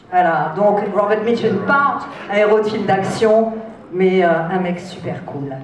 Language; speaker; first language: French; native; French